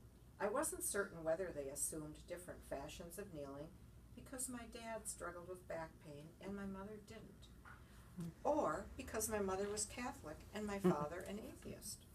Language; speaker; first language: English; native; English